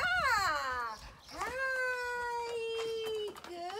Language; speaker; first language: Dutch; non-native, learner; Indonesian